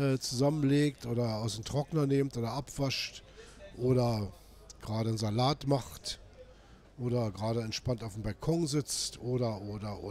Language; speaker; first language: German; native; German